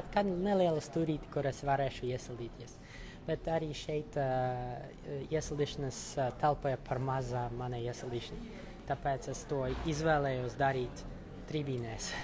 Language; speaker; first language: Latvian; non-native, local second language; Russian